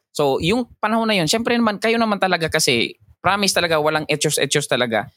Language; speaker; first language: Filipino; non-native, local second language; Cebuano